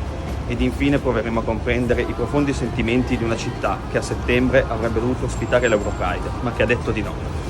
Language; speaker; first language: Italian; native; Italian